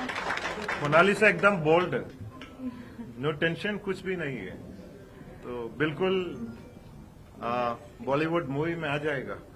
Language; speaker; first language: Hindi; non-native, local second language; Malayalam